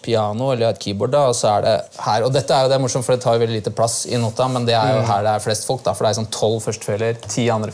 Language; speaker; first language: Norwegian; native; Norwegian